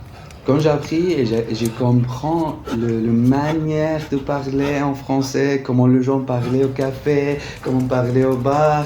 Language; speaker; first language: French; non-native, fluent; Arabic